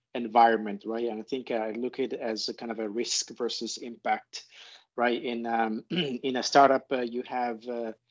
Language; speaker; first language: English; non-native, fluent; Italian